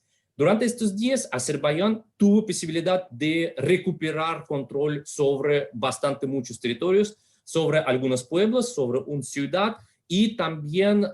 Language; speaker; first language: Spanish; non-native, fluent; Russian